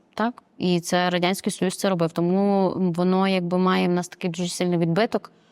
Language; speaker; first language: Ukrainian; native; Ukrainian